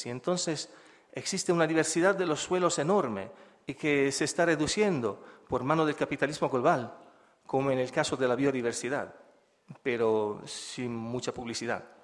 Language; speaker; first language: Spanish; non-native, fluent; Italian